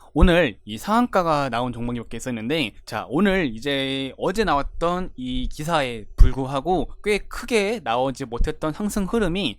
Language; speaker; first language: Korean; native; Korean